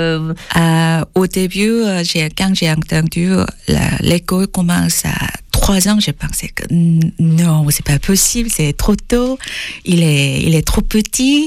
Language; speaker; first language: French; non-native, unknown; Korean